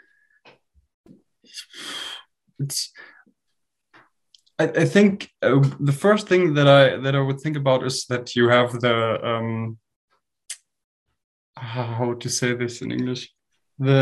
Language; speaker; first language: English; non-native, fluent; German